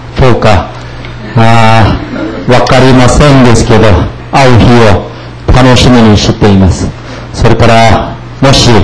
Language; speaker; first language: Japanese; non-native, fluent; Korean